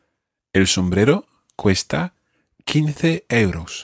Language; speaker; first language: Spanish; non-native, fluent; English